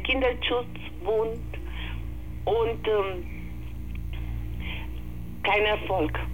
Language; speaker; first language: German; non-native, learner; Spanish